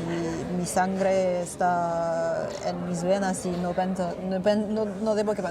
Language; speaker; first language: Spanish; non-native, fluent; French